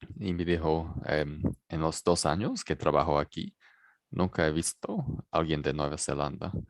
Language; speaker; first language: Spanish; non-native, fluent; English